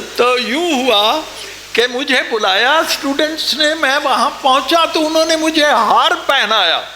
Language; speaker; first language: Urdu; non-native, local second language; Punjabi